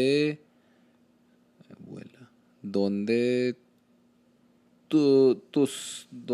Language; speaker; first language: Spanish; non-native, learner; Hindi